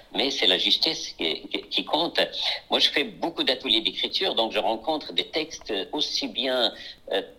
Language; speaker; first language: French; non-native, local second language; Arabic